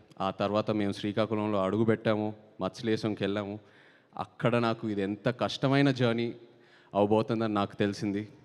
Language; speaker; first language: Telugu; native; Telugu